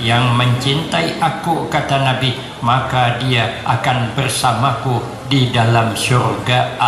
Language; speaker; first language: Indonesian; non-native, local second language; Banjar